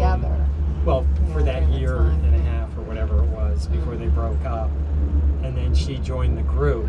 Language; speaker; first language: English; native; English